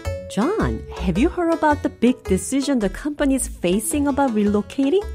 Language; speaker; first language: English; non-native, fluent; Korean